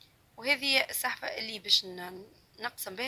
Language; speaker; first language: Arabic; native; Arabic